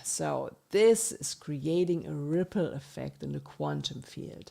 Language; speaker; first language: English; non-native, fluent; German